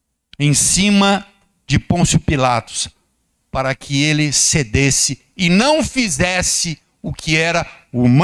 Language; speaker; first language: Portuguese; native; Portuguese